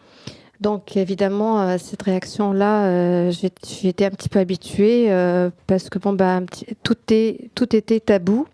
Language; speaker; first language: French; non-native, local second language; Arabic